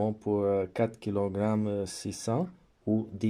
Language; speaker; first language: French; non-native, fluent; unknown